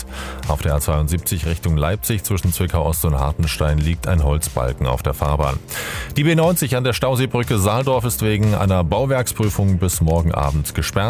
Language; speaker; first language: German; native; German